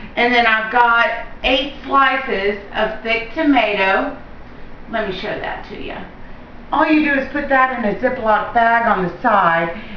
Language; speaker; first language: English; native; English